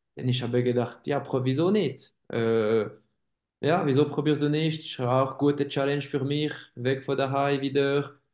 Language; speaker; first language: German; non-native, local second language; French